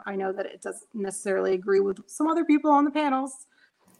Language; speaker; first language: English; native; English